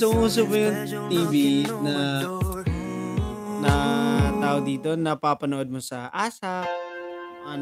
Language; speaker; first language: Filipino; native; Filipino